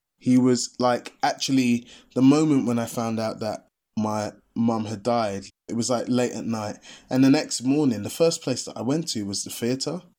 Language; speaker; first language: English; native; English